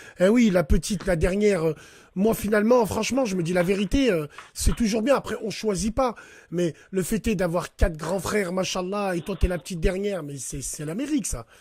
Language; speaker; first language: French; early bilingual, other home language; Arabic